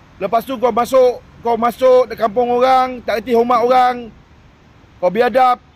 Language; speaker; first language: Malay; native; Malay